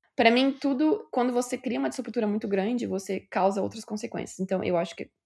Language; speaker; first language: Portuguese; native; Portuguese